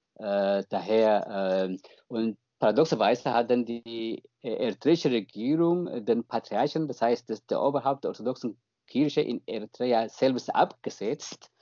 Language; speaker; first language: German; non-native, fluent; Tigrinya